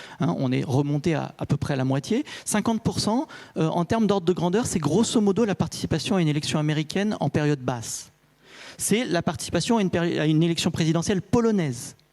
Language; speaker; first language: French; native; French